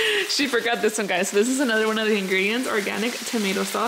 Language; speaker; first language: English; early bilingual, other home language; Spanish